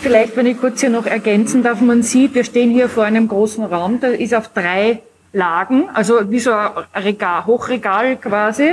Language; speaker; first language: German; native; German